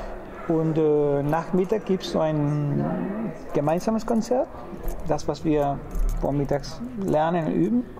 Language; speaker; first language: German; non-native, fluent; Spanish